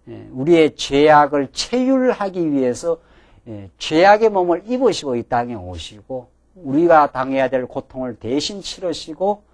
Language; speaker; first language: Korean; native; Korean